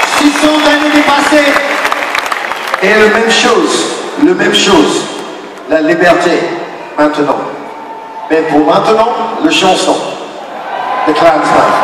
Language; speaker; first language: French; non-native, learner; English